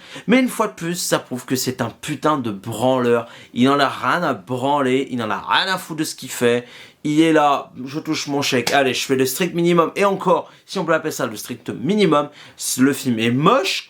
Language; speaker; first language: French; native; French